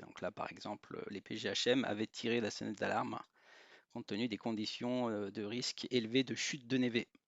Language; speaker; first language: French; native; French